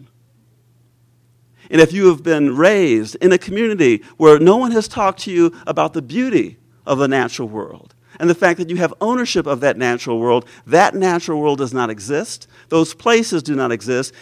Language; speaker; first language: English; native; English